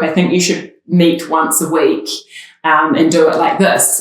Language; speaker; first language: English; native; English